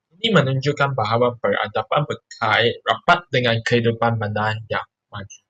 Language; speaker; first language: Malay; non-native, local second language; Chinese